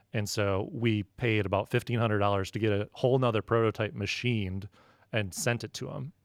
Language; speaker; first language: English; native; English